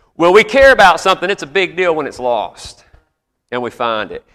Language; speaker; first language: English; native; English